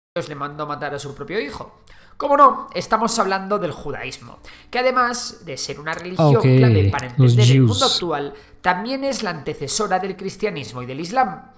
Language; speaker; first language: Spanish; native; Spanish